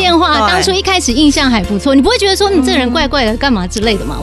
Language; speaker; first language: Chinese; native; Chinese